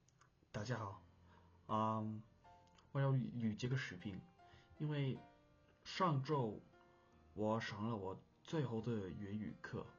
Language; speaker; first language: Chinese; non-native, learner; English